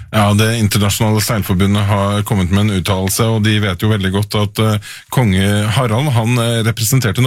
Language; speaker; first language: Norwegian; native; Norwegian